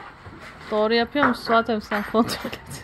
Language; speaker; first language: Turkish; native; Turkish